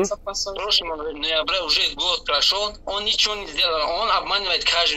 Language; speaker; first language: Russian; non-native, learner; Tajik